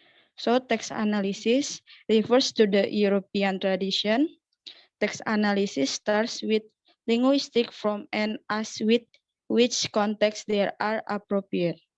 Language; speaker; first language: English; non-native, learner; Indonesian